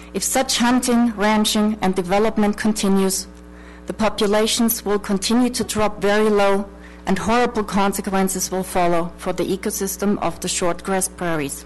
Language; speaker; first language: English; non-native, fluent; German